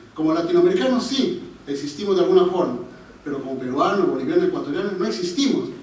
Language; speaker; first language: Spanish; native; Spanish